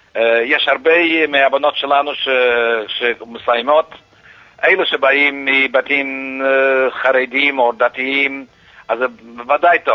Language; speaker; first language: Hebrew; non-native, fluent; Yiddish